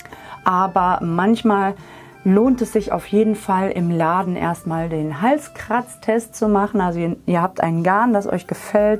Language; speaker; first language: German; native; German